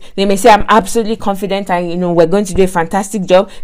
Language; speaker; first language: English; non-native, local second language; Yoruba